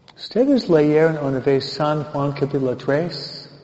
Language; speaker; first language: Spanish; non-native, fluent; English